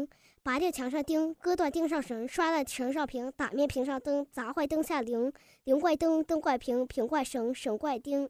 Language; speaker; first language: Chinese; early bilingual, heritage; Chinese